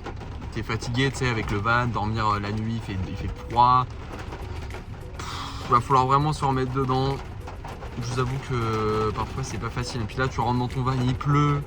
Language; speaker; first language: French; native; French